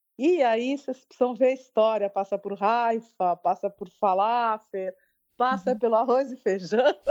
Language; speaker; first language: Portuguese; early bilingual, other home language; French